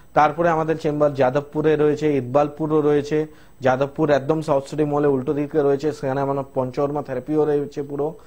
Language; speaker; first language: Bangla; non-native, local second language; Hindi